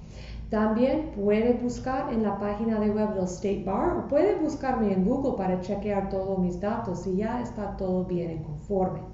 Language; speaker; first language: Spanish; non-native, fluent; English